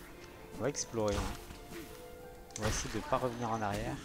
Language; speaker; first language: French; native; French